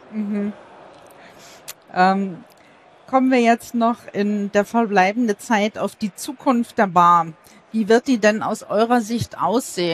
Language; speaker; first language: German; native; German